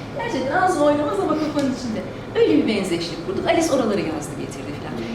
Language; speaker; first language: Turkish; native; Turkish